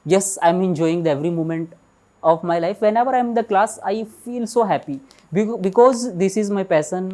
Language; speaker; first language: English; non-native, local second language; Hindi